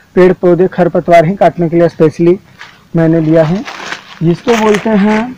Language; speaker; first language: Hindi; native; Hindi